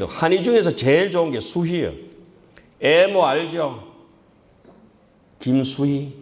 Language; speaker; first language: Korean; native; Korean